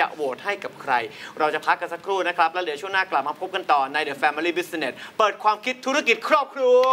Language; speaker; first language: Thai; native; Thai